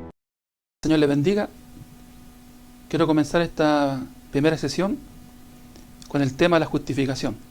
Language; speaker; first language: Spanish; native; Spanish